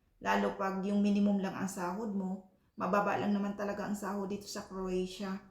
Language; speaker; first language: Filipino; non-native, local second language; Cebuano